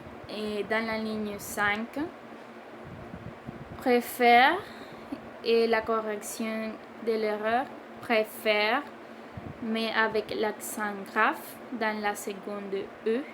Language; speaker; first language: French; non-native, learner; Spanish